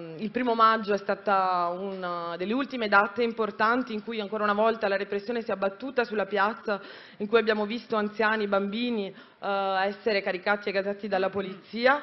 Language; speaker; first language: Italian; native; Italian